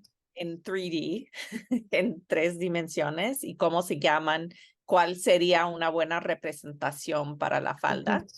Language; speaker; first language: Spanish; non-native, fluent; English